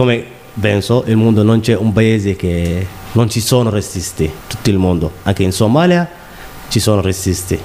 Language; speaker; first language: Italian; non-native, learner; Somali